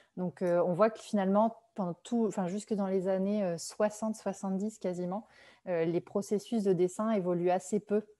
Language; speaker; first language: French; native; French